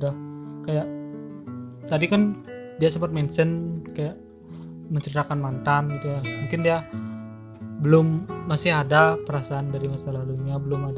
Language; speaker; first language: Indonesian; native; Indonesian